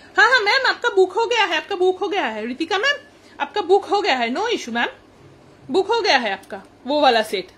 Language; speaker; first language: Hindi; non-native, local second language; Bangla